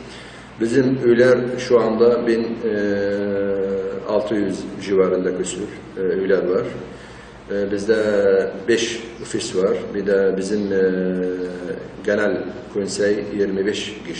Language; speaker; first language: Turkish; early bilingual, heritage; Turkish